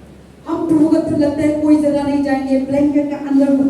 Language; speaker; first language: Hindi; non-native, local second language; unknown